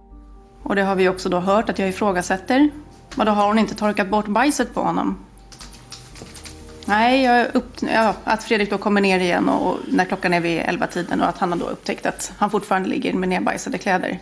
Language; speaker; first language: Swedish; native; Swedish